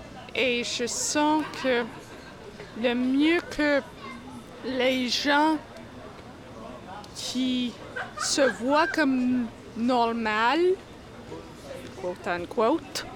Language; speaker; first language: French; non-native, local second language; English